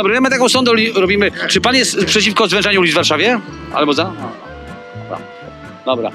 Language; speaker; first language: Polish; native; Polish